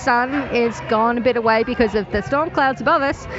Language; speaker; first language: English; native; English